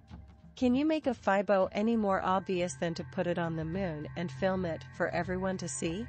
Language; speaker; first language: English; non-native, fluent; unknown